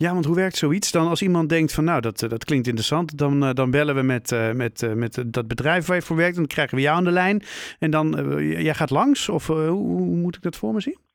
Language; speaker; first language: Dutch; native; Dutch